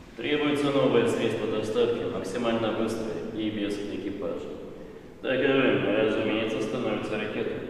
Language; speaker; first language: Russian; native; Russian